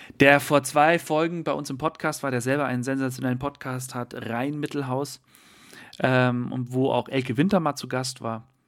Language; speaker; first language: German; native; German